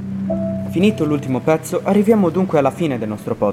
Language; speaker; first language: Italian; native; Italian